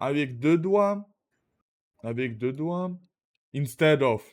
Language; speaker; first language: French; non-native, learner; Russian